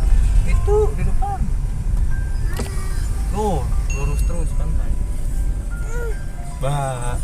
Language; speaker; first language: Indonesian; non-native, local second language; Sundanese